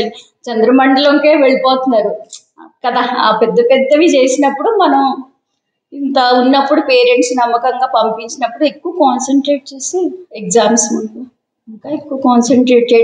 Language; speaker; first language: Telugu; native; Telugu